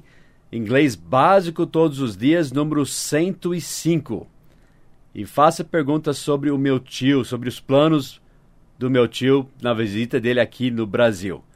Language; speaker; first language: Portuguese; non-native, fluent; English